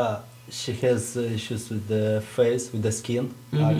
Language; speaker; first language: English; non-native, fluent; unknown